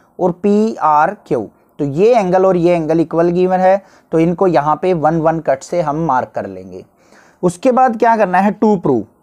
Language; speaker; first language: Hindi; native; Hindi